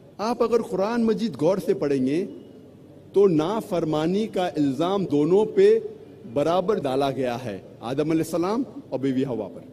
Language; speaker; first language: Urdu; non-native, local second language; Konkani